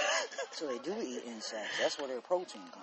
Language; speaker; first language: English; native; English